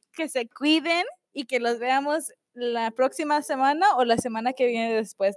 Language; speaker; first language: Spanish; early bilingual, heritage; Spanish